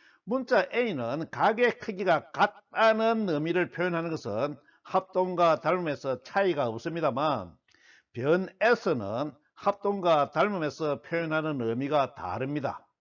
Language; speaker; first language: Korean; native; Korean